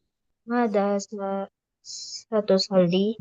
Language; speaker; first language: Arabic; non-native, learner; Indonesian